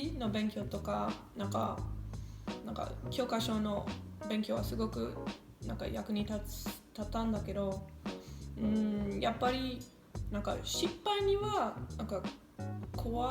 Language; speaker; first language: Japanese; non-native, fluent; English